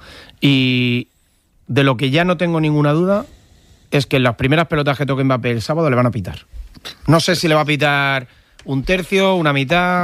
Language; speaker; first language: Spanish; native; Spanish